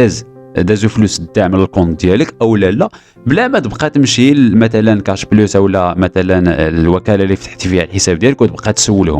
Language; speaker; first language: Arabic; native; Arabic